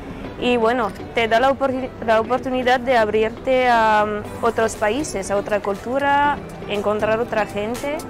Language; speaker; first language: Spanish; non-native, fluent; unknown